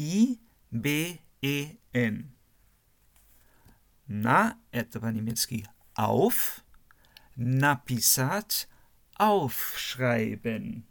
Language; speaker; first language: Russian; non-native, learner; German